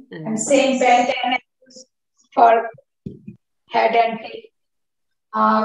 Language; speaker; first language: English; non-native, learner; Bangla